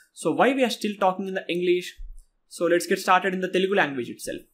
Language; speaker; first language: English; non-native, local second language; Telugu